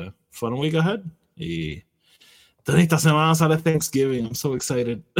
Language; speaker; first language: English; non-native, local second language; Spanish